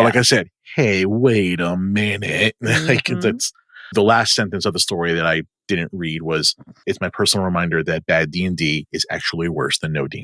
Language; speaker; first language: English; native; English